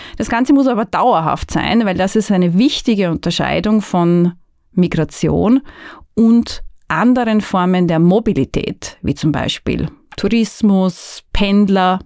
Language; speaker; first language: German; native; German